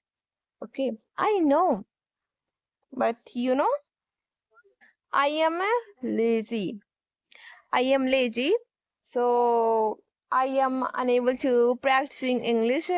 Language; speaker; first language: English; non-native, learner; Hindi